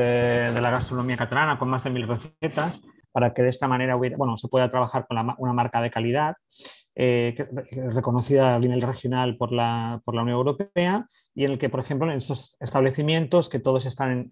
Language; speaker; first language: Spanish; native; Spanish